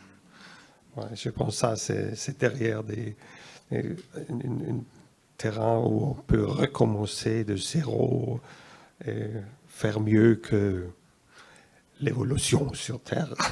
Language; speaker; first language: French; non-native, fluent; German